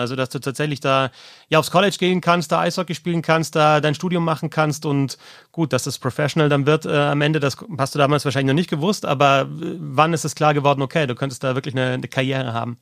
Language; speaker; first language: German; native; German